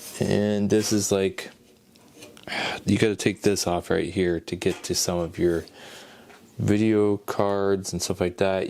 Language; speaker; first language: English; native; English